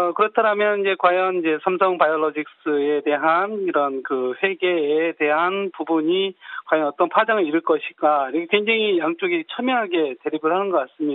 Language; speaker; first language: Korean; native; Korean